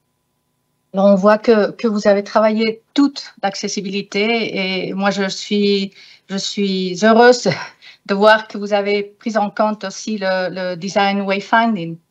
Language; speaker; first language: French; non-native, fluent; Spanish